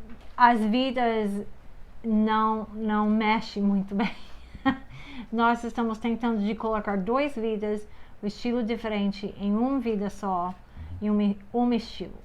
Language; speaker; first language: Portuguese; non-native, fluent; English